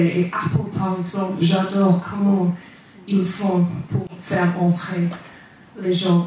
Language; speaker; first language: French; non-native, fluent; English